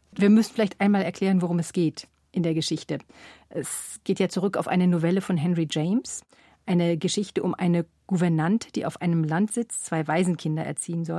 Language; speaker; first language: German; native; German